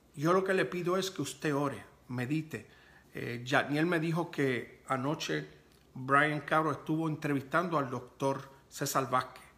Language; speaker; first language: Spanish; early bilingual, heritage; Spanish